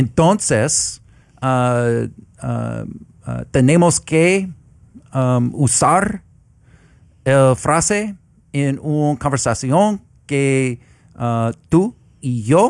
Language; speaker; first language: Spanish; non-native, learner; English